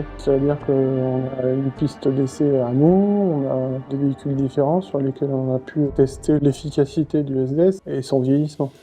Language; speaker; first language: French; native; French